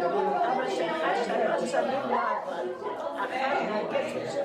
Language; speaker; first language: Hebrew; non-native, fluent; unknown